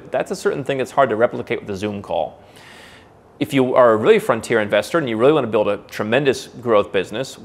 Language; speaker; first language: English; native; English